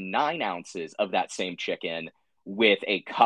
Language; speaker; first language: English; native; English